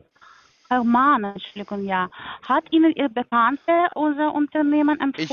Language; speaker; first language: German; non-native, learner; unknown